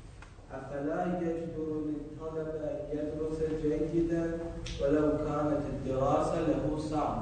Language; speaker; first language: Arabic; non-native, learner; Persian